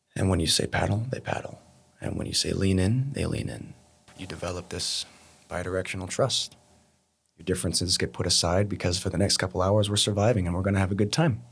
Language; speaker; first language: English; native; English